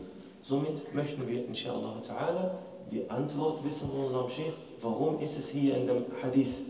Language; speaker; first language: German; non-native, fluent; Arabic